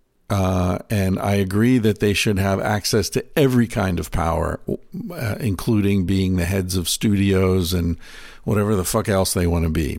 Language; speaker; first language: English; native; English